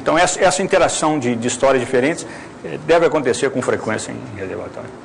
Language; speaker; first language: Portuguese; native; Portuguese